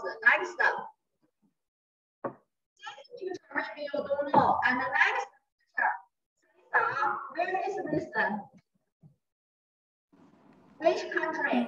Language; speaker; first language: English; non-native, learner; Chinese